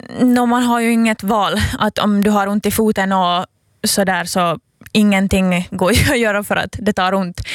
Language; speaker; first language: Swedish; native; Swedish